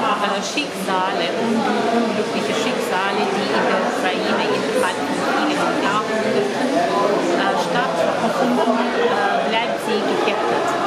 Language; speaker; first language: German; non-native, fluent; Ukrainian